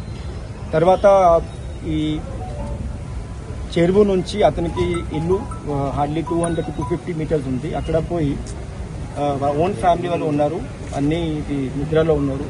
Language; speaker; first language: Telugu; non-native, learner; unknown